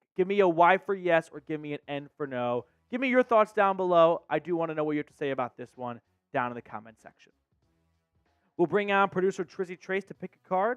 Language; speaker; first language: English; native; English